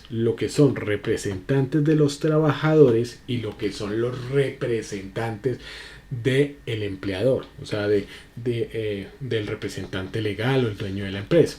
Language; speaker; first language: Spanish; native; Spanish